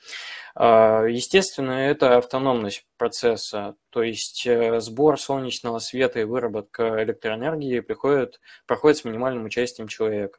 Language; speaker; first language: Russian; native; Russian